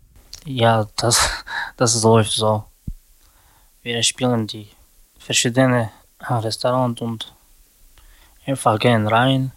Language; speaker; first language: German; non-native, learner; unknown